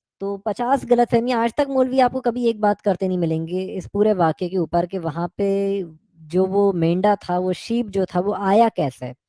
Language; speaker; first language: Urdu; native; Urdu